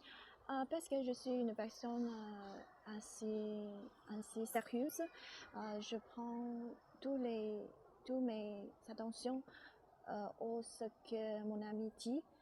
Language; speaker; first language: French; non-native, learner; Chinese